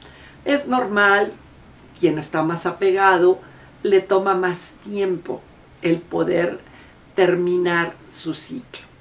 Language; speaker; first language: Spanish; native; Spanish